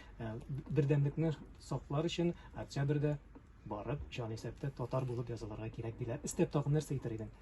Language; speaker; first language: Tatar; native; Tatar